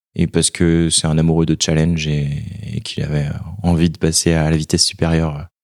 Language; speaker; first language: French; native; French